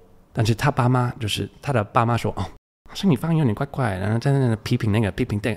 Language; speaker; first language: Chinese; non-native, fluent; English